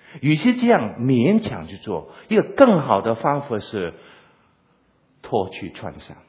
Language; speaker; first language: Chinese; non-native, local second language; Cantonese